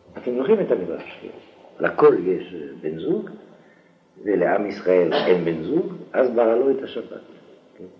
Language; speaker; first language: Hebrew; non-native, fluent; French